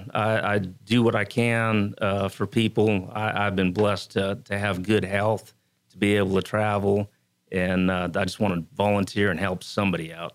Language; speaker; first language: English; native; English